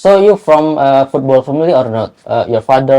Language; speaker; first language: English; non-native, learner; Indonesian